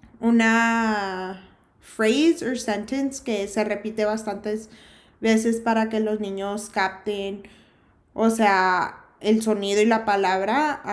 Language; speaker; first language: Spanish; early bilingual, heritage; Spanish